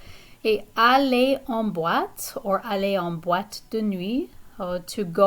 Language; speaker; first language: French; non-native, fluent; English